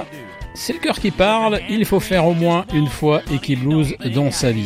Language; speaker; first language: French; native; French